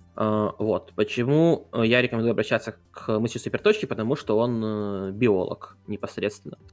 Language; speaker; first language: Russian; native; Russian